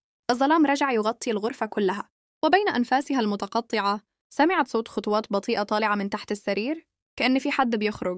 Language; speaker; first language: Arabic; native; Arabic